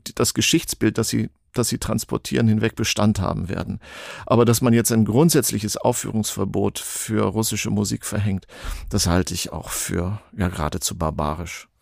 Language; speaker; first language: German; non-native, fluent; Ukrainian